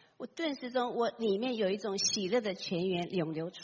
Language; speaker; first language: Chinese; native; Chinese